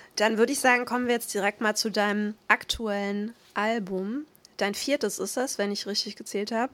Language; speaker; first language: German; native; German